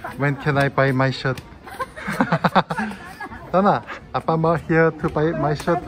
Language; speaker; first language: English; non-native, fluent; Korean